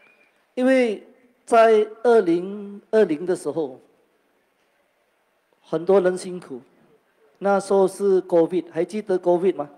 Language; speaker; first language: Chinese; non-native, local second language; Malay